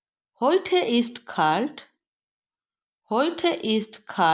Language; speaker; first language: German; non-native, learner; Urdu